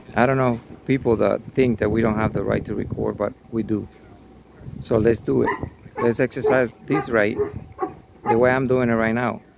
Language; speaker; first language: English; non-native, fluent; Spanish